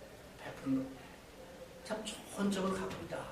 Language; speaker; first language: Korean; native; Korean